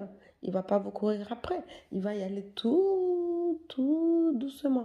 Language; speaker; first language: French; native; French